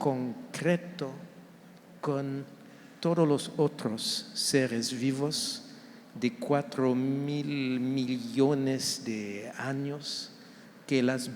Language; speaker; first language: Spanish; non-native, fluent; French